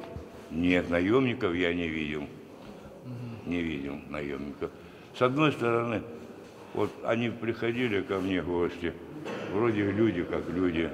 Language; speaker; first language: Russian; native; Russian